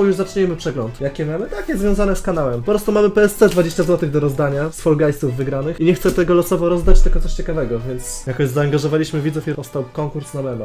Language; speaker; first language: Polish; native; Polish